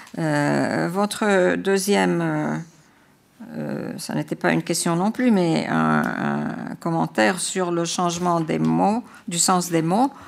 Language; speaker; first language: French; non-native, fluent; Croatian